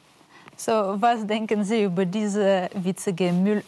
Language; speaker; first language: German; non-native, learner; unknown